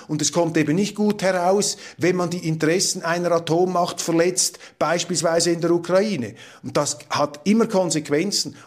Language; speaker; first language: German; native; German